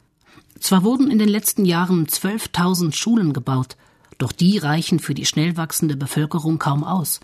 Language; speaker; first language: German; native; German